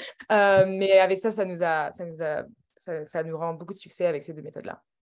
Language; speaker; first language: French; non-native, fluent; English